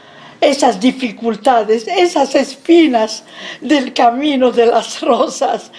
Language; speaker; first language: Spanish; non-native, fluent; Arabic